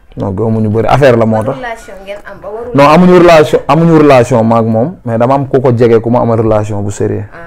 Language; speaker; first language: Wolof; native; Wolof